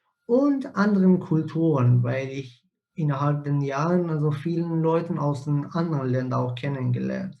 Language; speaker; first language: German; non-native, fluent; Persian